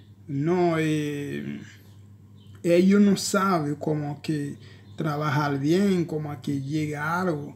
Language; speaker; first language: Spanish; non-native, learner; Haitian Creole